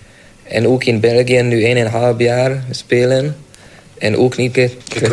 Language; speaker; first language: Dutch; non-native, learner; Hungarian